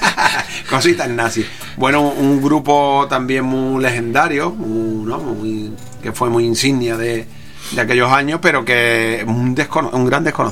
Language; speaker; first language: Spanish; native; Spanish